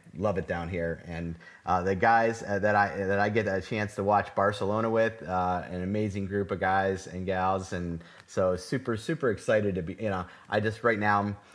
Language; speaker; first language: English; native; English